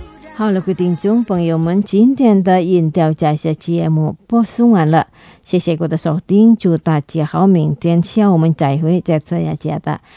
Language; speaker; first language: Chinese; non-native, fluent; Indonesian